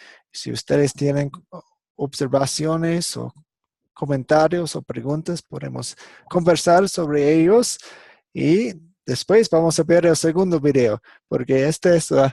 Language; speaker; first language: Spanish; non-native, fluent; English